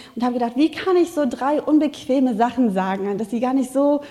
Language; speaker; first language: German; native; German